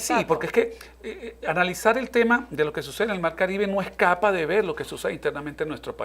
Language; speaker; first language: Spanish; native; Spanish